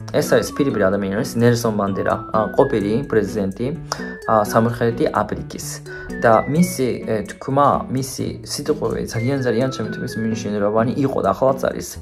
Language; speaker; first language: Georgian; non-native, fluent; Japanese